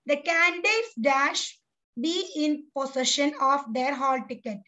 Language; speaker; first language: English; non-native, local second language; Malayalam